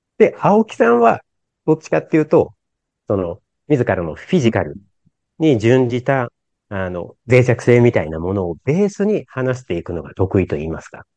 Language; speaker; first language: Japanese; native; Japanese